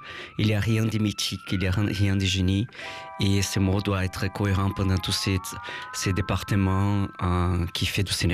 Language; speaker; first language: French; non-native, fluent; Portuguese